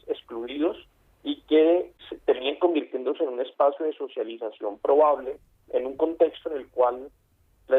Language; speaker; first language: Spanish; native; Spanish